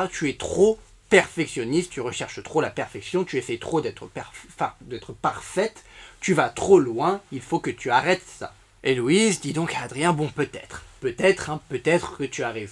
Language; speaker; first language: French; native; French